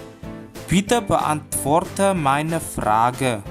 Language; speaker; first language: German; non-native, fluent; Indonesian